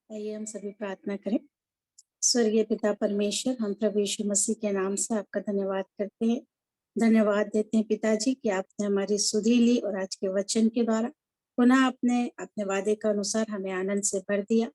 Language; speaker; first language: Hindi; native; Hindi